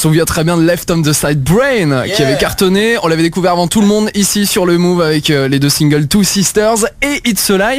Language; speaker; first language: French; native; French